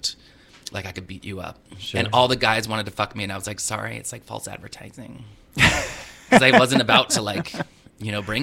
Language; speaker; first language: English; native; English